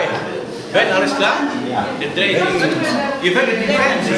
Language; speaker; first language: German; non-native, fluent; Polish